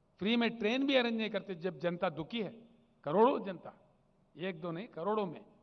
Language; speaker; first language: Hindi; non-native, local second language; Telugu